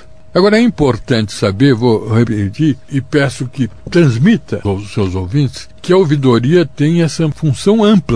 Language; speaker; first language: Portuguese; native; Portuguese